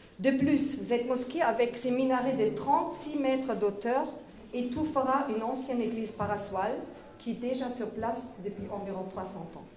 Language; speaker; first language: French; non-native, fluent; German